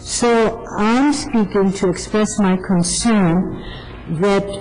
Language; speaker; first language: English; non-native, fluent; German